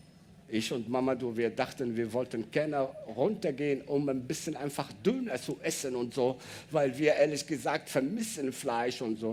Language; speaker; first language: German; non-native, learner; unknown